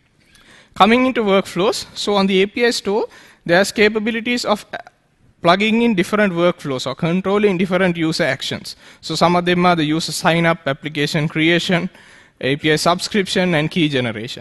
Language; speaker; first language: English; non-native, local second language; Sinhala